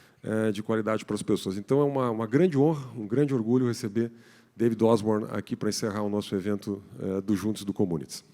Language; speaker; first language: Portuguese; native; Portuguese